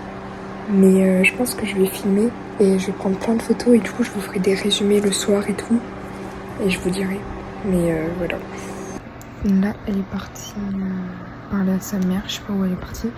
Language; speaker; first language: French; native; French